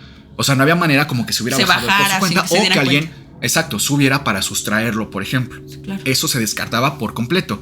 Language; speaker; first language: Spanish; native; Spanish